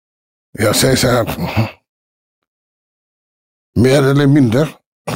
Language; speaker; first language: Swedish; early bilingual, other home language; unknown